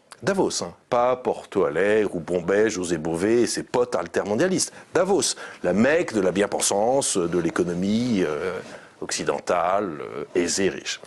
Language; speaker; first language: French; native; French